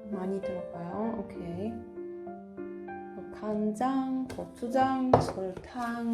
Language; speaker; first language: Korean; non-native, learner; Polish